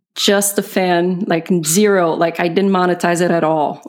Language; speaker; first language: English; non-native, fluent; Portuguese